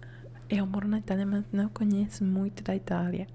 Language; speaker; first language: Portuguese; non-native, learner; Italian